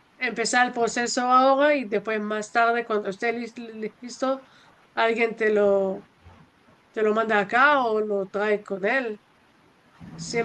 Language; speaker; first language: Spanish; non-native, fluent; Hebrew